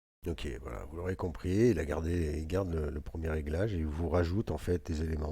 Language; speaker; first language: French; native; French